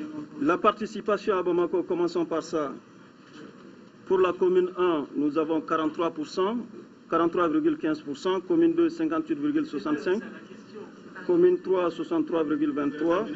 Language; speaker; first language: French; non-native, local second language; Bambara